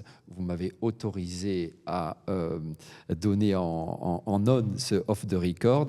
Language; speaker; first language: French; native; French